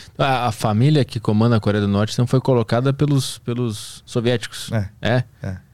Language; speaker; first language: Portuguese; native; Portuguese